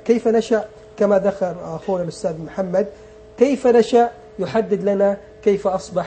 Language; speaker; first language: Arabic; native; Arabic